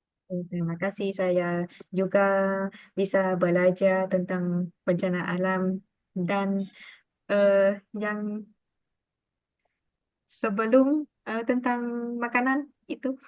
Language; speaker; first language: Indonesian; non-native, learner; Vietnamese